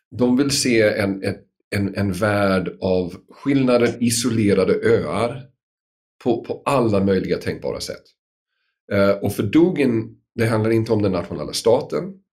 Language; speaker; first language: Swedish; non-native, fluent; English